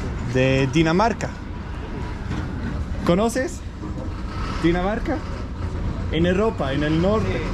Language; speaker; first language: Spanish; non-native, learner; Danish